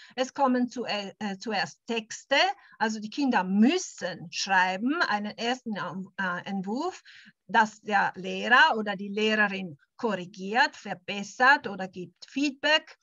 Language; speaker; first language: German; non-native, fluent; Italian